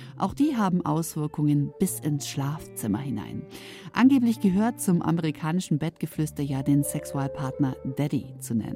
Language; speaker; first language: German; native; German